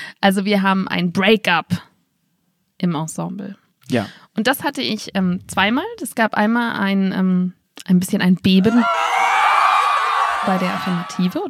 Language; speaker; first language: German; native; German